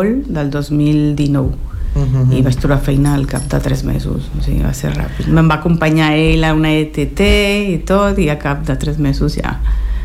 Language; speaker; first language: Catalan; non-native, fluent; Spanish